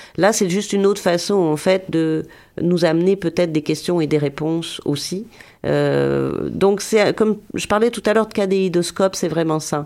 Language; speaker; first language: French; native; French